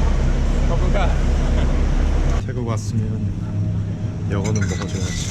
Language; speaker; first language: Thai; non-native, learner; Korean